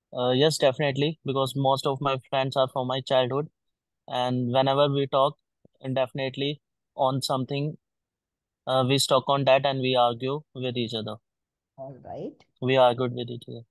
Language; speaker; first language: English; non-native, local second language; Punjabi